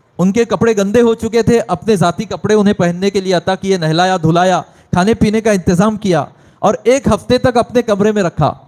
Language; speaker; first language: Urdu; native; Urdu